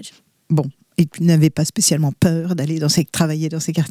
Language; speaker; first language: French; native; French